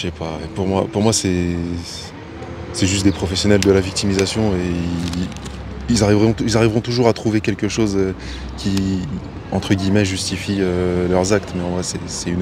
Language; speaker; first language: French; native; French